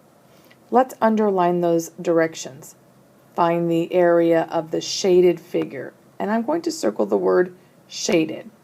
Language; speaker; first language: English; native; English